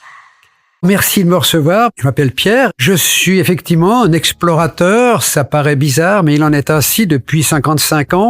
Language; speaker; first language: French; native; French